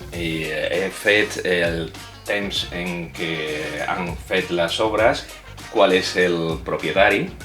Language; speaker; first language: Catalan; non-native, local second language; Spanish